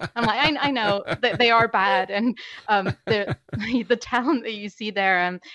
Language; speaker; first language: English; native; English